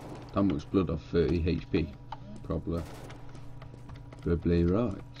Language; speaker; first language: English; native; English